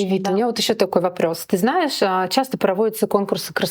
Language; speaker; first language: Russian; native; Russian